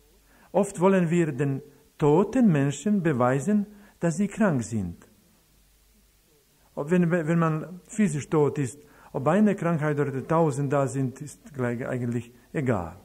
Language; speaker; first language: German; non-native, fluent; Croatian